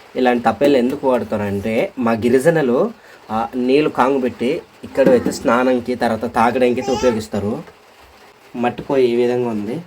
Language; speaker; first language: Telugu; non-native, local second language; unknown